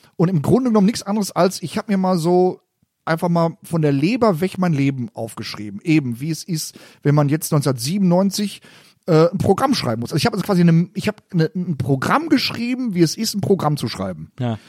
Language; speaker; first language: German; native; German